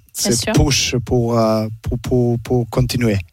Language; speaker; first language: French; non-native, learner; Serbian